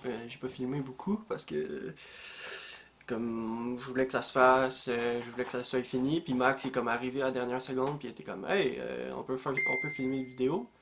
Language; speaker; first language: French; native; French